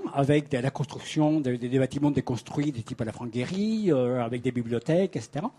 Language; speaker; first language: French; non-native, fluent; Spanish